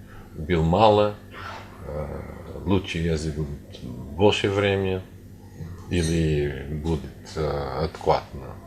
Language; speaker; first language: Russian; non-native, learner; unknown